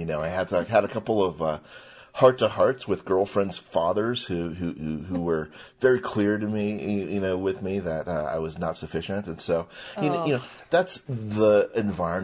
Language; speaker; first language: English; non-native, local second language; Chinese